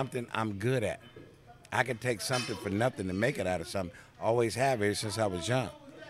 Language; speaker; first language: English; native; English